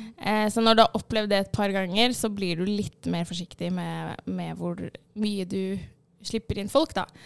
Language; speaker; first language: Norwegian; early bilingual, other home language; Arabic